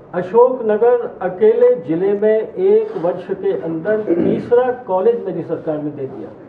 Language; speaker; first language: Hindi; native; Hindi